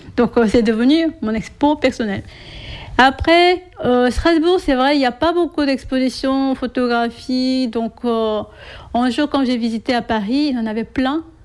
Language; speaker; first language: French; non-native, fluent; Korean